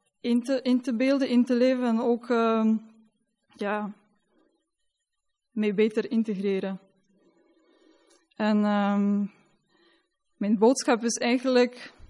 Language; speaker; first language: Dutch; non-native, fluent; Polish